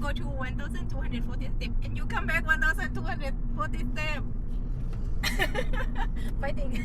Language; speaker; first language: English; non-native, learner; Thai